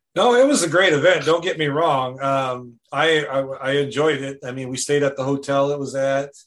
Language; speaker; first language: English; native; English